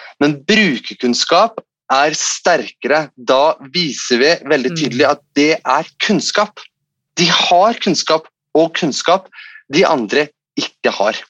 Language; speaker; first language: Norwegian; non-native, fluent; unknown